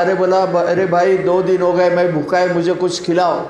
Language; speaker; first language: Hindi; non-native, local second language; Marathi